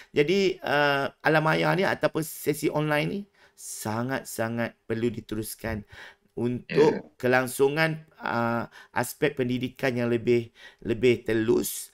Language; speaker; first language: Malay; native; Malay